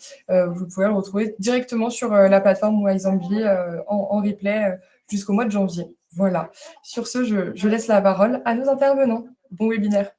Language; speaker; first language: French; native; French